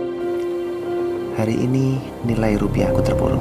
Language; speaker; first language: Indonesian; native; Indonesian